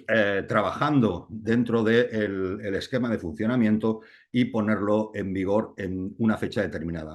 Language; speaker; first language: Spanish; native; Spanish